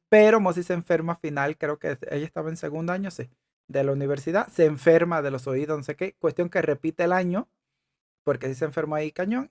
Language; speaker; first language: Spanish; native; Spanish